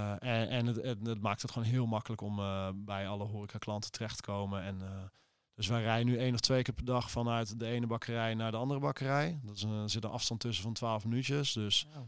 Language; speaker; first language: Dutch; native; Dutch